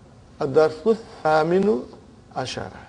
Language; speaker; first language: Arabic; non-native, fluent; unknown